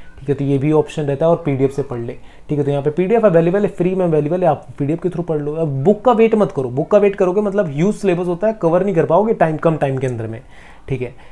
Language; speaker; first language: Hindi; native; Hindi